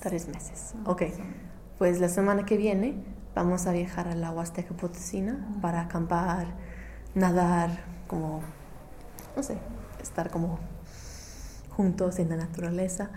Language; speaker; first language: Spanish; non-native, fluent; English